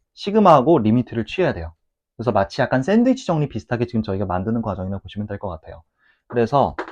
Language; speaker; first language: Korean; native; Korean